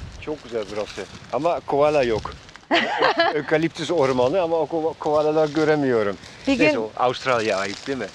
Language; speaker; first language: Turkish; non-native, fluent; Dutch